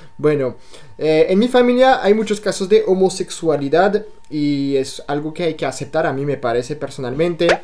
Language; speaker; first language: Spanish; non-native, fluent; French